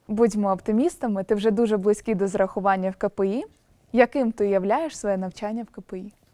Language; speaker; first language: Ukrainian; native; Ukrainian